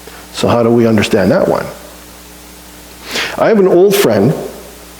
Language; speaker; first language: English; native; English